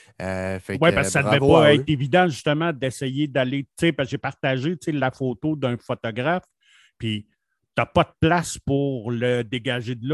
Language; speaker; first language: French; native; French